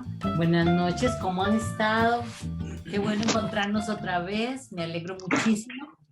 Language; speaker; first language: Spanish; native; Spanish